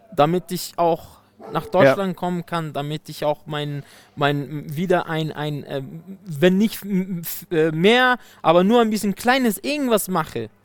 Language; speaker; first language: German; non-native, fluent; Persian